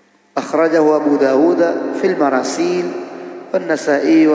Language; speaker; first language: Arabic; non-native, fluent; Swahili